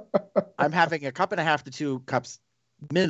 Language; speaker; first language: English; native; English